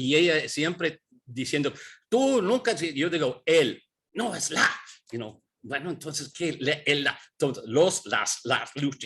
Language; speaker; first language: Spanish; non-native, fluent; English